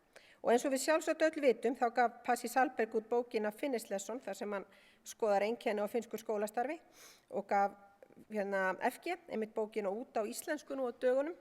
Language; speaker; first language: Icelandic; native; Icelandic